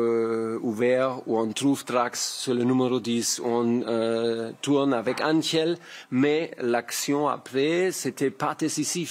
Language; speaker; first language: French; non-native, learner; German